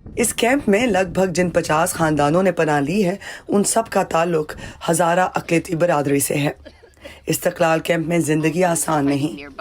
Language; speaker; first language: Urdu; native; Urdu